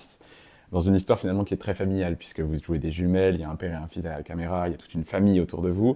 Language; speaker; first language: French; native; French